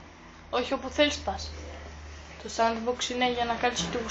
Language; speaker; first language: Greek; native; Greek